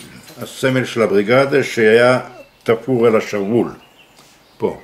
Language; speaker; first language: Hebrew; early bilingual, other home language; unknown